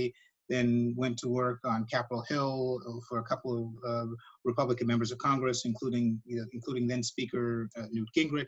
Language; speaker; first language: English; native; English